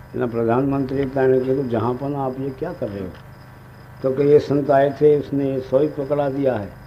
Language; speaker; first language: Hindi; non-native, local second language; Gujarati